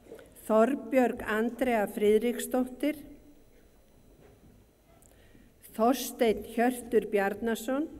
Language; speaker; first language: Icelandic; native; Icelandic